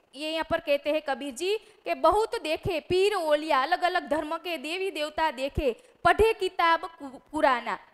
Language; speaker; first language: Hindi; non-native, local second language; Gujarati